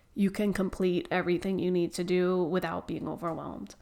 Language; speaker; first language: English; native; English